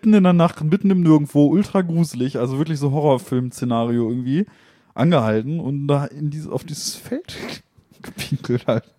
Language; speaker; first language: German; native; German